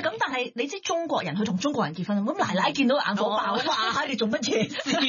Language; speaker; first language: Cantonese; native; Cantonese